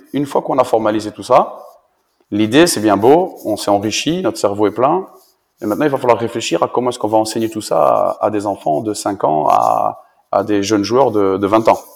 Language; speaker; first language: French; native; French